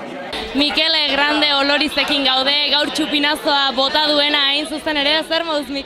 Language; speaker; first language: Basque; native; Basque